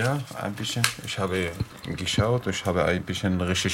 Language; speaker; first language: German; non-native, learner; Arabic